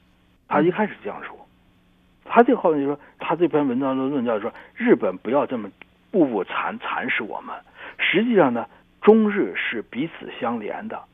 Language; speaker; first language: Chinese; native; Chinese